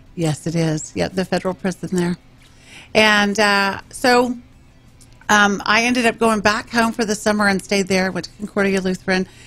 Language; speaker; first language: English; native; English